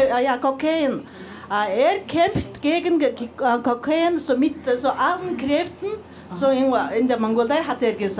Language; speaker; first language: German; non-native, fluent; Mongolian